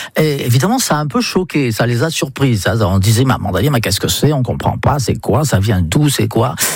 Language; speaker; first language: French; non-native, fluent; English